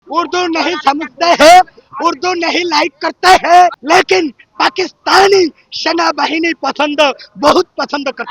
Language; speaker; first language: Hindi; non-native, learner; Bangla